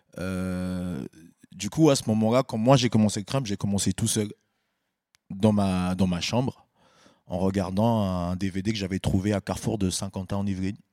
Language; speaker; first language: French; early bilingual, other home language; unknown